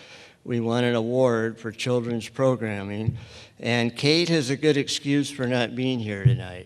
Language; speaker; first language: English; native; English